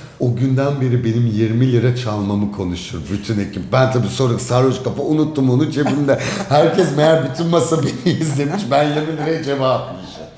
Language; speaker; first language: Turkish; native; Turkish